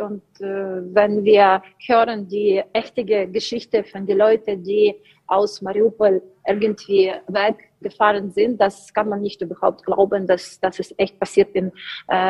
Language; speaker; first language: German; non-native, learner; Ukrainian